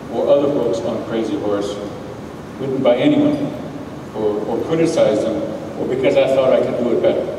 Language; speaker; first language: English; native; English